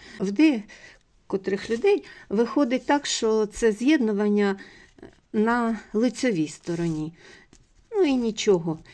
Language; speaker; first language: Ukrainian; non-native, local second language; Russian